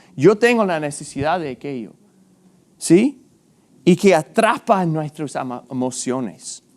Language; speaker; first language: Spanish; non-native, fluent; English